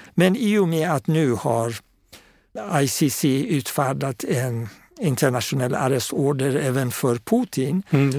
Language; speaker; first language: Swedish; non-native, fluent; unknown